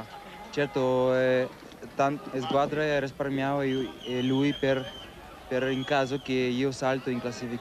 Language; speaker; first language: Italian; non-native, learner; Russian